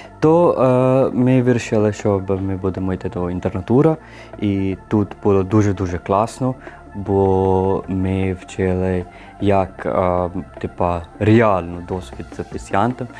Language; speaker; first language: Ukrainian; non-native, learner; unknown